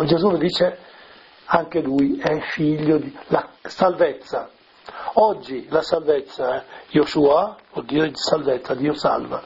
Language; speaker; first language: Italian; native; Italian